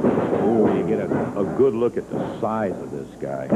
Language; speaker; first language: English; native; English